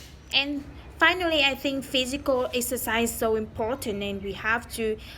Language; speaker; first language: English; non-native, learner; Vietnamese